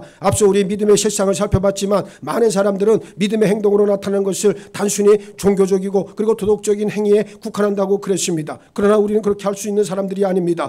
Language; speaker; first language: Korean; native; Korean